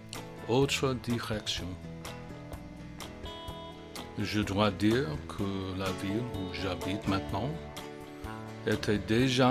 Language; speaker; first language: French; non-native, fluent; English